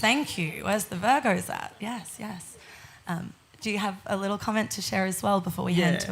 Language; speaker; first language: English; native; English